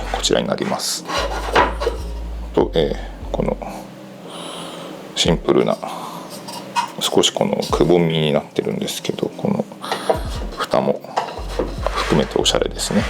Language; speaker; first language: Japanese; native; Japanese